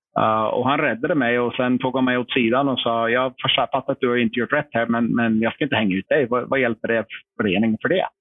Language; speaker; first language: Swedish; non-native, fluent; English